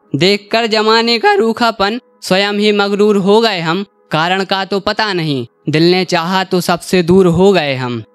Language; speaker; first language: Hindi; native; Hindi